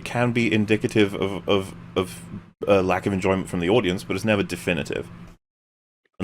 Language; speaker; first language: English; native; English